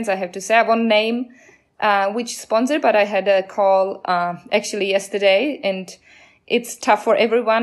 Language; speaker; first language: English; non-native, fluent; Czech